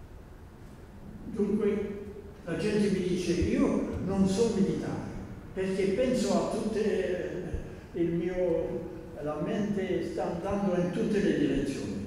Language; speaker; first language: Italian; non-native, fluent; Dutch